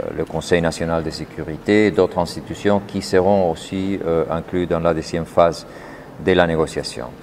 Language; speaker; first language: French; non-native, fluent; Spanish